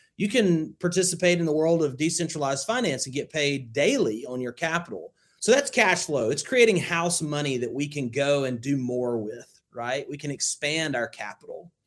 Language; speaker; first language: English; native; English